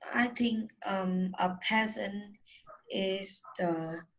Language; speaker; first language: English; non-native, learner; Vietnamese